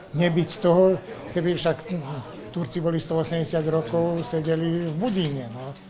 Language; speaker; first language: Slovak; early bilingual, heritage; Slovak